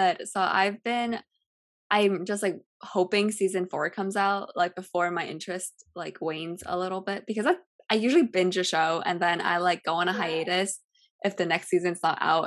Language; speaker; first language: English; early bilingual, other home language; Cantonese